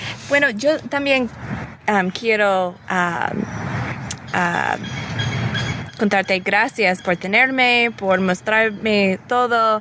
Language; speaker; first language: Spanish; early bilingual, heritage; English